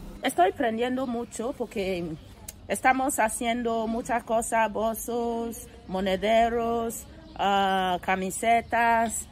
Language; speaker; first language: Spanish; non-native, fluent; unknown